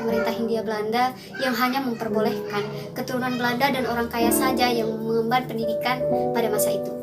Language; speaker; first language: Indonesian; native; Indonesian